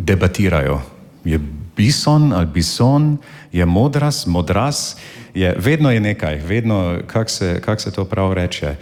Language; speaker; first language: Slovenian; non-native, fluent; English